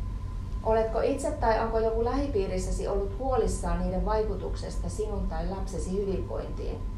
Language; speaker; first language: Finnish; native; Finnish